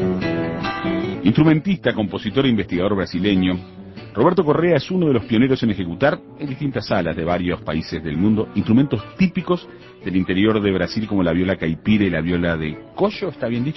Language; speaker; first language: Spanish; native; Spanish